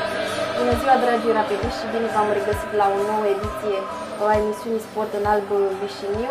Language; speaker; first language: Romanian; native; Romanian